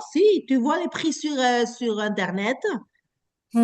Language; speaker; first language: French; non-native, fluent; Spanish